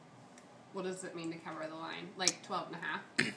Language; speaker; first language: English; native; English